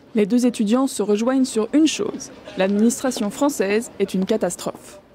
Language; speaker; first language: French; native; French